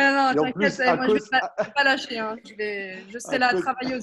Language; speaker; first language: French; native; French